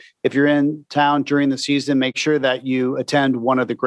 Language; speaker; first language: English; native; English